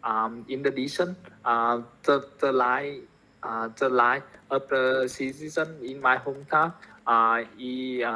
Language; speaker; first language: English; non-native, learner; Vietnamese